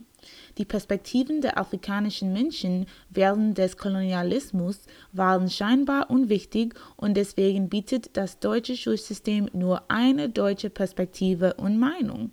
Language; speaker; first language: German; non-native, learner; English